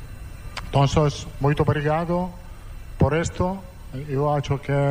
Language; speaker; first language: Portuguese; non-native, fluent; Italian